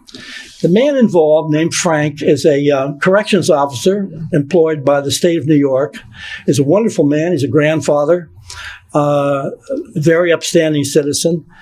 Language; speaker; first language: English; native; English